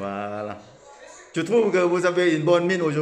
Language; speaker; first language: French; non-native, learner; Thai